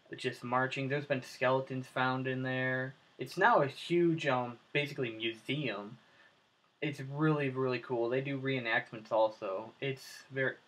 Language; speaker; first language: English; native; English